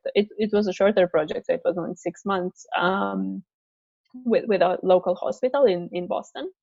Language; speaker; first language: English; non-native, fluent; Romanian